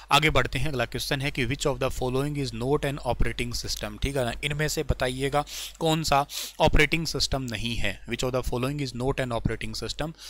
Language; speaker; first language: Hindi; native; Hindi